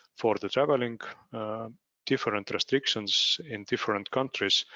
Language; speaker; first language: English; non-native, fluent; Estonian